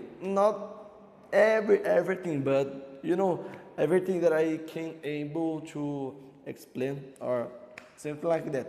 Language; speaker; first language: English; non-native, learner; Portuguese